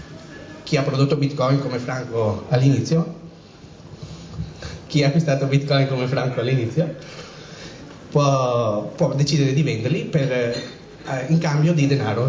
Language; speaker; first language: Italian; native; Italian